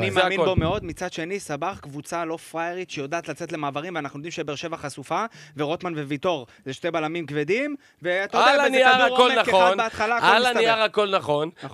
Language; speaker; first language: Hebrew; native; Hebrew